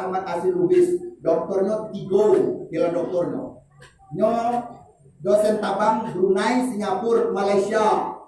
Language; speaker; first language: Indonesian; non-native, local second language; Minangkabau